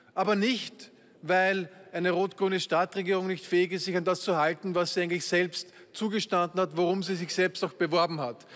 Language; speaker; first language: German; native; German